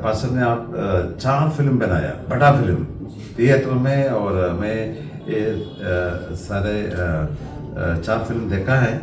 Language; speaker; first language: Hindi; non-native, local second language; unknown